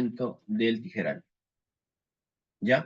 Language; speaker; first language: Spanish; native; Spanish